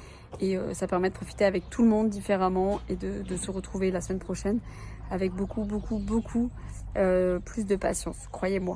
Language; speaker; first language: French; native; French